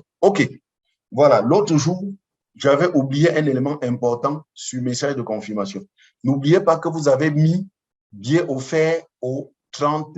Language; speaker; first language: French; non-native, local second language; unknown